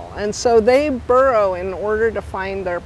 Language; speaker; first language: English; native; English